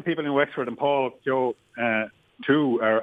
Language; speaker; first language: English; native; English